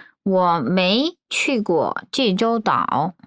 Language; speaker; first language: Chinese; non-native, fluent; Korean